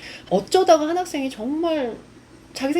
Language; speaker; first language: Korean; native; Korean